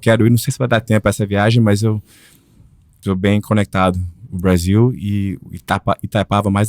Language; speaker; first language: Portuguese; early bilingual, heritage; Portuguese